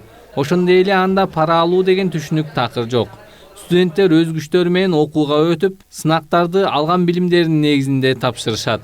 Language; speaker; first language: Kyrgyz; native; Kyrgyz